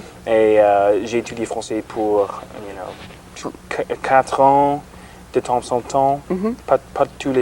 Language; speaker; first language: French; non-native, learner; English